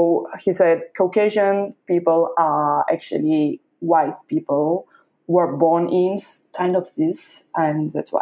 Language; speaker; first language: English; non-native, fluent; Russian